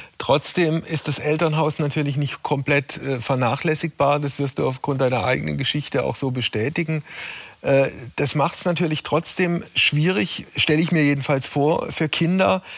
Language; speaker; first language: German; native; German